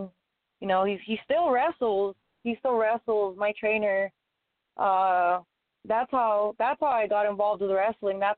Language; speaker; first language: English; native; English